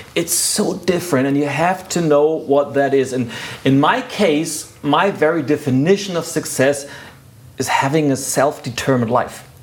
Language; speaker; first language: English; non-native, fluent; German